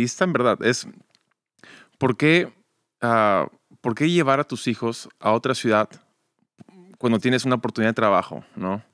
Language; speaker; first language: Spanish; early bilingual, other home language; English